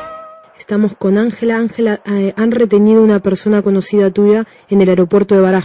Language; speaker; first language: Spanish; native; Spanish